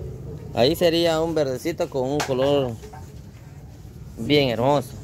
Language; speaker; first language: Spanish; native; Spanish